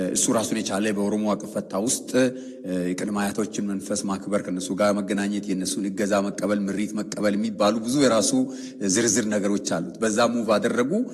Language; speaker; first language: Amharic; non-native, local second language; Oromo